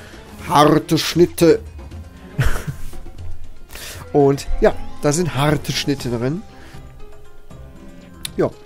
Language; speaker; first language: German; native; German